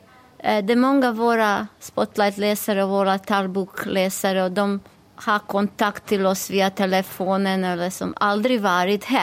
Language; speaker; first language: Swedish; non-native, fluent; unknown